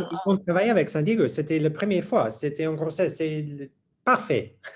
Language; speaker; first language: French; non-native, learner; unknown